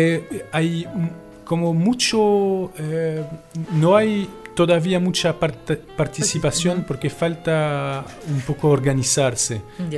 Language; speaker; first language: Spanish; non-native, fluent; French